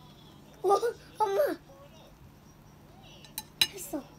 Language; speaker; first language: Korean; early bilingual, heritage; Korean